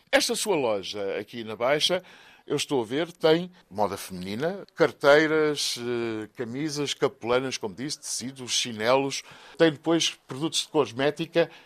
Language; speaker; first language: Portuguese; native; Portuguese